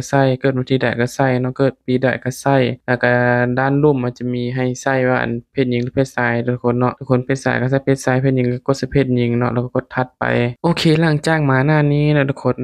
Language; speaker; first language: Thai; non-native, local second language; Northeastern Thai